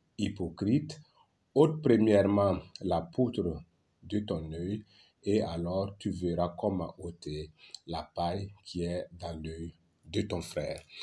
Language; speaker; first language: French; non-native, local second language; Lingala